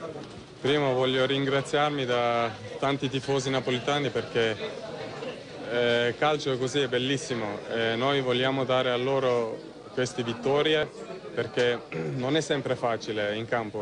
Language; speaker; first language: Italian; non-native, fluent; Turkish